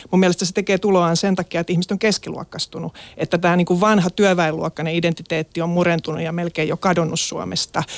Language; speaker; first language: Finnish; native; Finnish